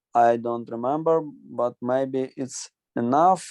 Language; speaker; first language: English; non-native, learner; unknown